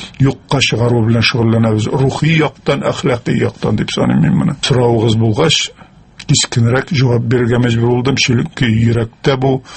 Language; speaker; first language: Tatar; native; Tatar